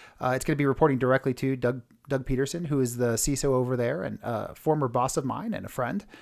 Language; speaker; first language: English; native; English